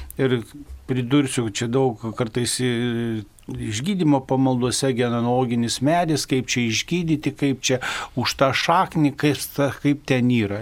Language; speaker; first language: Lithuanian; native; Lithuanian